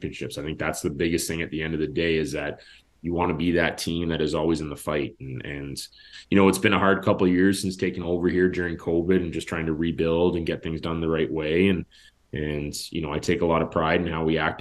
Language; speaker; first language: English; native; English